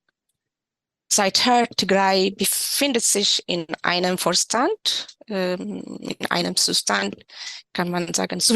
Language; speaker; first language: German; non-native, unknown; Tigrinya